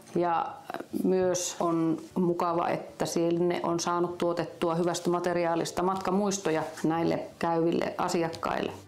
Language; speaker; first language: Finnish; native; Finnish